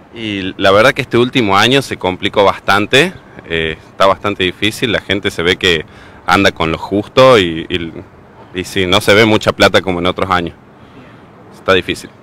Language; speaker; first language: Spanish; native; Spanish